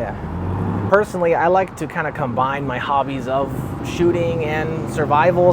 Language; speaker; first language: English; native; English